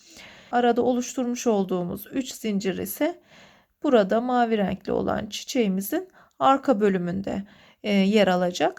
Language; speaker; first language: Turkish; native; Turkish